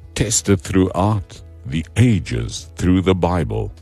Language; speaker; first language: English; non-native, local second language; Afrikaans